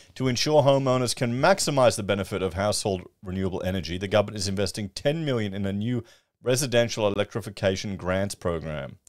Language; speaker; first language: English; native; English